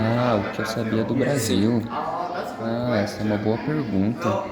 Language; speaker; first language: Portuguese; non-native, fluent; Japanese